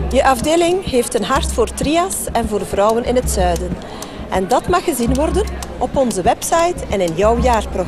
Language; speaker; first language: Dutch; native; Dutch